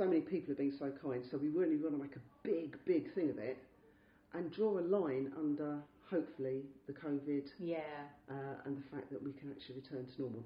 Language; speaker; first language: English; native; English